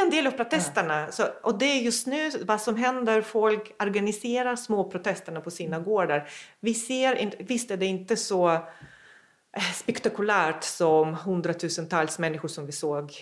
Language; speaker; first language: Swedish; non-native, fluent; Russian